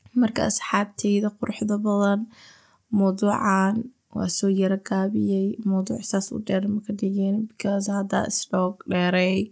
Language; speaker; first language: Somali; early bilingual, heritage; Somali